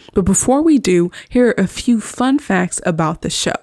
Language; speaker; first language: English; native; English